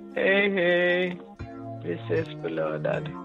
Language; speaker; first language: Swedish; non-native, learner; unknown